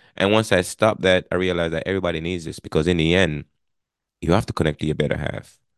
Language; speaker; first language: English; non-native, local second language; Jamaican Creole English